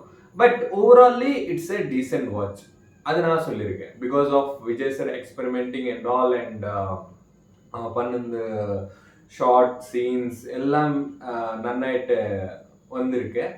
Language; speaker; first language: Tamil; non-native, learner; Malayalam